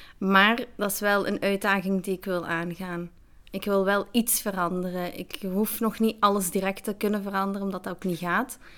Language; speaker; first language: Dutch; early bilingual, other home language; Arabic